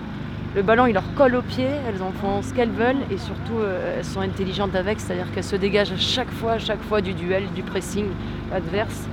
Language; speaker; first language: French; native; French